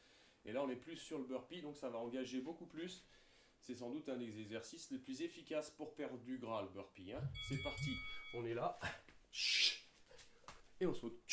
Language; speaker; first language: French; native; French